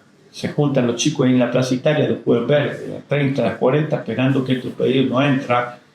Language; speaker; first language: Spanish; native; Spanish